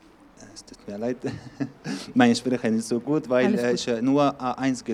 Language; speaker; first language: German; non-native, learner; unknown